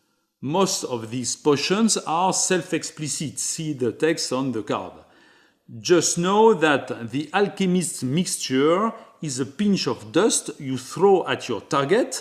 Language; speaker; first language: English; non-native, fluent; French